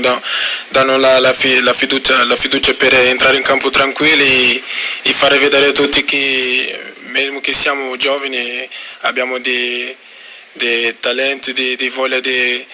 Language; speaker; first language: Italian; non-native, fluent; Portuguese